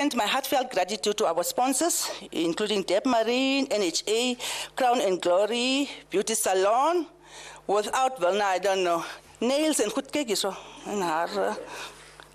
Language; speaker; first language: English; non-native, local second language; Dutch